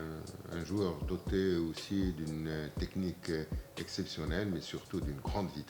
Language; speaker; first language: French; non-native, local second language; Arabic